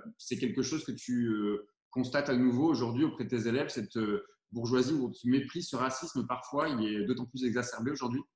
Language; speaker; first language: French; native; French